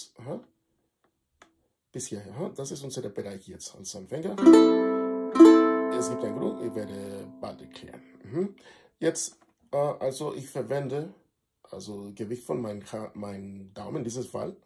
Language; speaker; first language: German; non-native, fluent; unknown